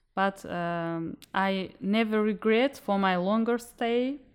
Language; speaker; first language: English; non-native, fluent; Uzbek